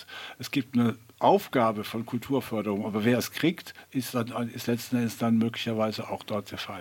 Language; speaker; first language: German; native; German